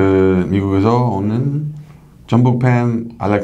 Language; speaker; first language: Korean; non-native, learner; English